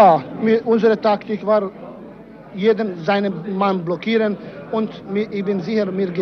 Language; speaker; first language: German; non-native, learner; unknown